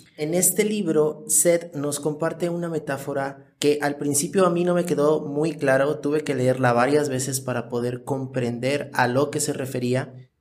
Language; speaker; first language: Spanish; native; Spanish